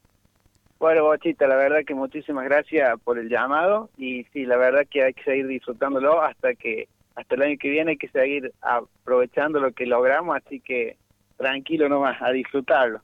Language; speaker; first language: Spanish; native; Spanish